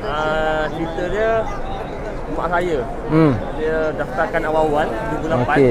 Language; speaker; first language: Malay; native; Malay